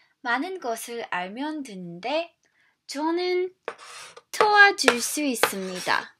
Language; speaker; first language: Korean; non-native, learner; English